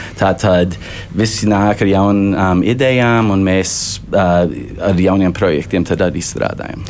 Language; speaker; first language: Latvian; early bilingual, heritage; Latvian